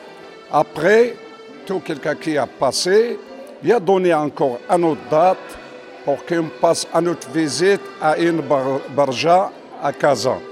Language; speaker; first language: French; non-native, fluent; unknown